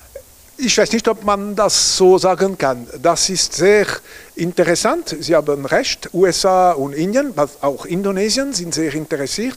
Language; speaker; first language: German; non-native, local second language; French